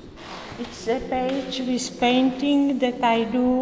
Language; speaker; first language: English; non-native, learner; Czech